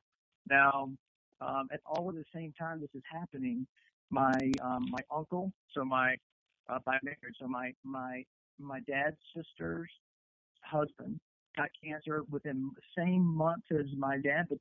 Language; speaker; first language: English; native; English